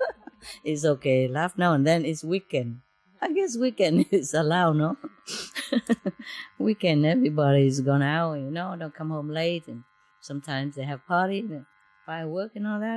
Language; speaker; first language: English; non-native, fluent; Vietnamese